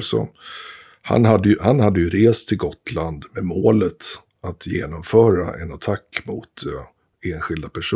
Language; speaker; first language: Swedish; native; Swedish